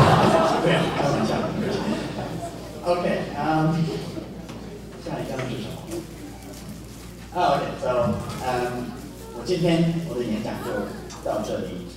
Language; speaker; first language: Chinese; non-native, fluent; English